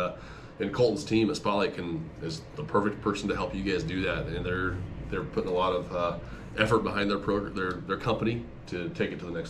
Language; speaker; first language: English; native; English